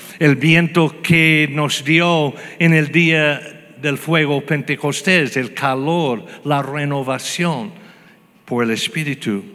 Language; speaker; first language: Spanish; non-native, fluent; English